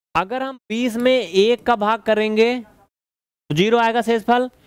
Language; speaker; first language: Hindi; native; Hindi